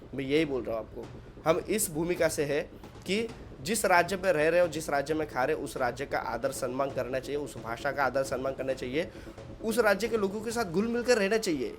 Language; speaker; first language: Hindi; non-native, local second language; Marathi